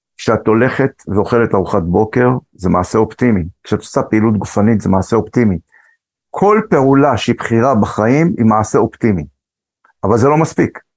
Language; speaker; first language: Hebrew; early bilingual, other home language; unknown